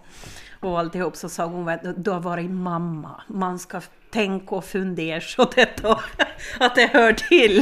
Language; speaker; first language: Swedish; native; Swedish